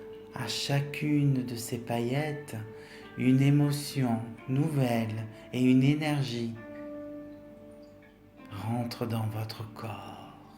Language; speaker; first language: French; native; French